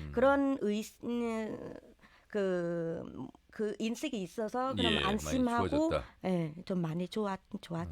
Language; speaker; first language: Korean; non-native, learner; Vietnamese